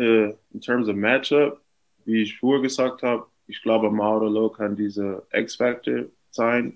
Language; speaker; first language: German; non-native, fluent; English